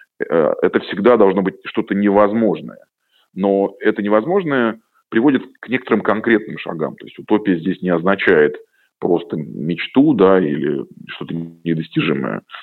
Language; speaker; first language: Russian; native; Russian